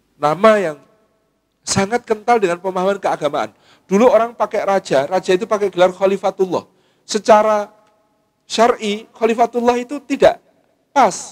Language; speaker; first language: Indonesian; native; Indonesian